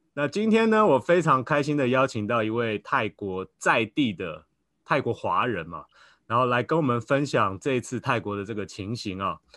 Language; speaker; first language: Chinese; native; Chinese